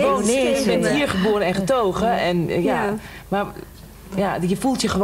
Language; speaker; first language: Dutch; native; Dutch